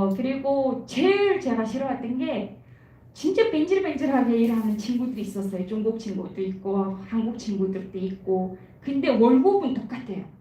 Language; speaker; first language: Korean; non-native, fluent; Mongolian